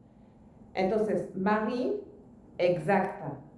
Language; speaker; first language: Spanish; non-native, fluent; French